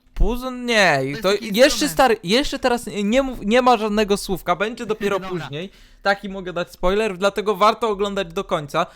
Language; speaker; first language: Polish; native; Polish